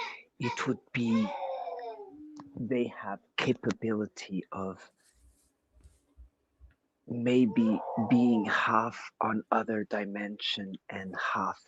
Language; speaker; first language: English; non-native, fluent; Portuguese